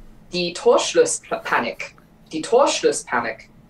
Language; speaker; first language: German; non-native, learner; English